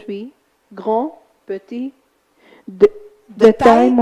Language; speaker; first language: French; non-native, learner; Arabic